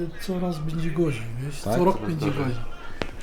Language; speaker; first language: Polish; non-native, learner; Arabic